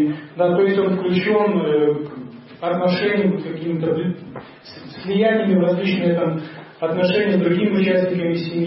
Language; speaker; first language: Russian; native; Russian